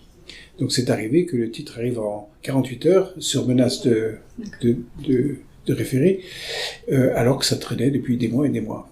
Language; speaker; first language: French; native; French